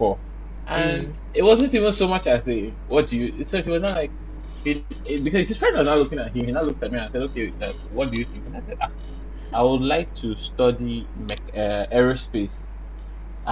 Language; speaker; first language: English; non-native, local second language; Bini